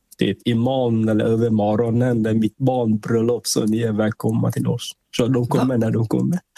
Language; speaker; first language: Swedish; non-native, fluent; Vietnamese